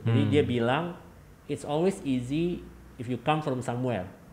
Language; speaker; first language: English; non-native, fluent; Indonesian